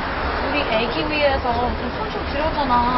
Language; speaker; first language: Korean; non-native, learner; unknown